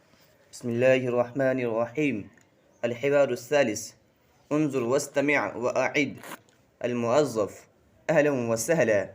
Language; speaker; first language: Arabic; non-native, learner; Bangla